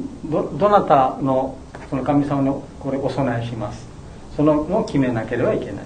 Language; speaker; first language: Japanese; non-native, learner; Bangla